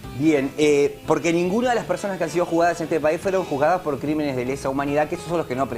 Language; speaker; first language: Spanish; native; Spanish